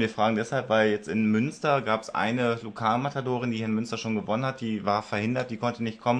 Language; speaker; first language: German; native; German